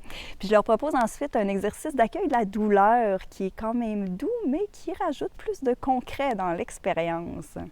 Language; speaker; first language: French; native; French